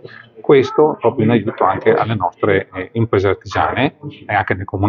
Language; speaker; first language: Italian; native; Italian